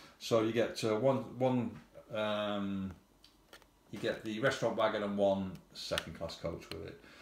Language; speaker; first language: English; native; English